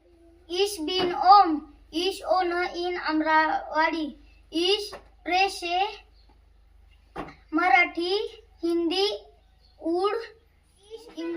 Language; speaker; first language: German; non-native, learner; Marathi